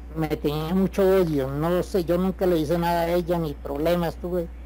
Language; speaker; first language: Spanish; native; Spanish